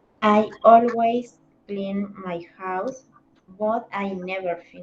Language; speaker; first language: English; non-native, learner; Spanish